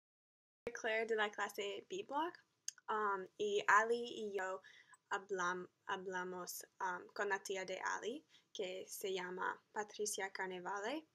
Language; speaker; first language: Spanish; non-native, learner; English